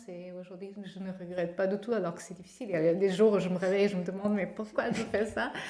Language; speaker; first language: French; non-native, fluent; Portuguese